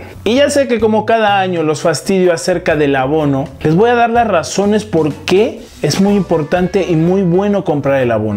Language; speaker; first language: Spanish; native; Spanish